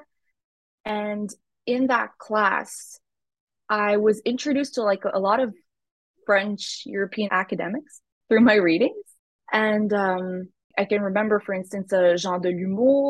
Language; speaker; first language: English; native; English